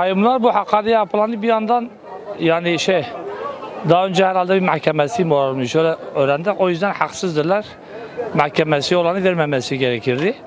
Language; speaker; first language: Turkish; non-native, local second language; Kurdish